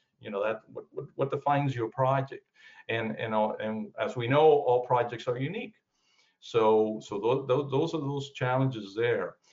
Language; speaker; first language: English; early bilingual, other home language; Spanish